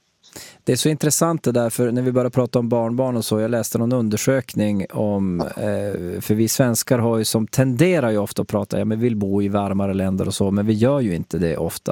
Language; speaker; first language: Swedish; native; Swedish